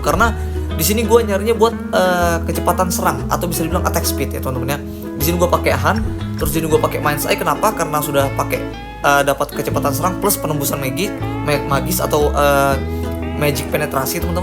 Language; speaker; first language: Indonesian; native; Indonesian